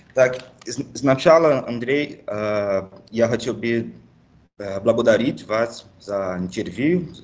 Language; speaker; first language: Russian; non-native, learner; Portuguese